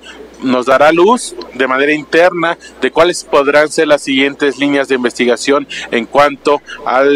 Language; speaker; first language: Spanish; native; Spanish